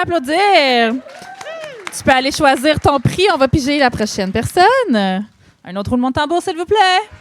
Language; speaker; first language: French; native; French